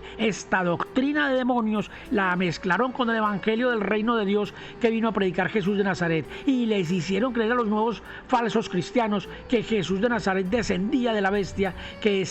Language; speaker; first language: Spanish; native; Spanish